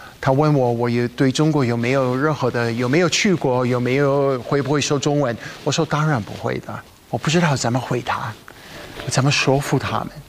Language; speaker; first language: Chinese; non-native, fluent; English